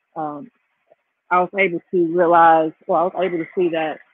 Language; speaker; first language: English; native; English